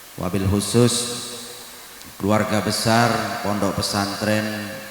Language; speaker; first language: Indonesian; non-native, local second language; Madurese